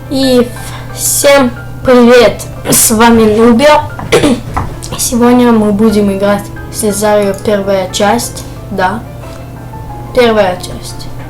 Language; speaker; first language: Russian; early bilingual, heritage; Russian